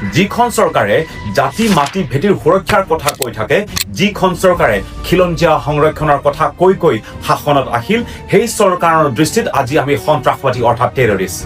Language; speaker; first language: Assamese; non-native, local second language; Karbi